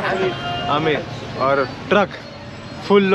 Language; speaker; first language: English; non-native, local second language; Hindi